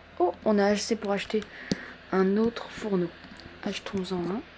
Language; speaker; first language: French; native; French